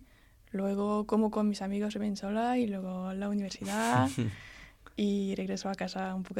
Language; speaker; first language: Spanish; early bilingual, heritage; French